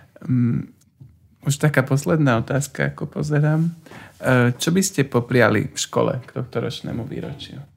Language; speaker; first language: Slovak; native; Slovak